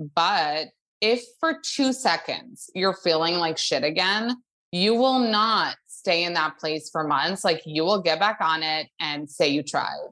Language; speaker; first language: English; early bilingual, other home language; Hebrew